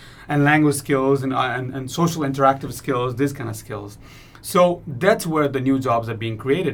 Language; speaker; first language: English; non-native, local second language; Nepali